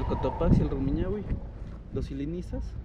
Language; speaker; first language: Spanish; native; Spanish